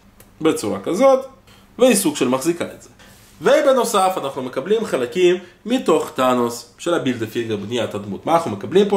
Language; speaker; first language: Hebrew; native; Hebrew